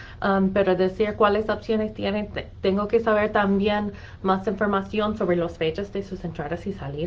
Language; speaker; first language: Spanish; non-native, fluent; English